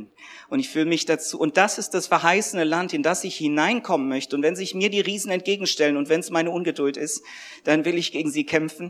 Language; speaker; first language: German; native; German